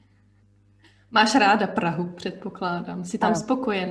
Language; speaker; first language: Czech; native; Czech